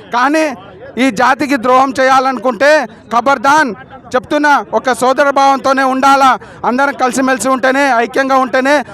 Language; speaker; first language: Telugu; non-native, local second language; Lambadi